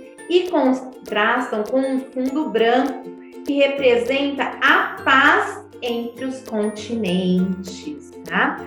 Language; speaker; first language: Portuguese; native; Portuguese